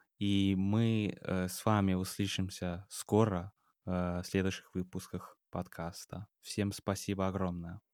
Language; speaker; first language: Russian; non-native, fluent; English